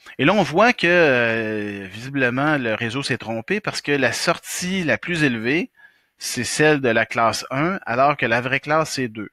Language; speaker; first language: French; native; French